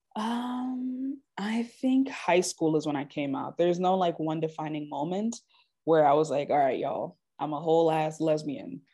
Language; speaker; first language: English; early bilingual, other home language; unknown